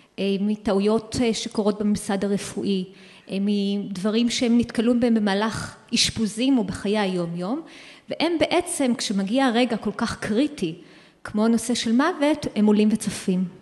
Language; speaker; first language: Hebrew; native; Hebrew